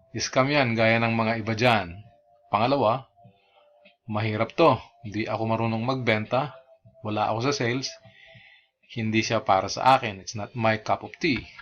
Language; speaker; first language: Filipino; non-native, local second language; Iloko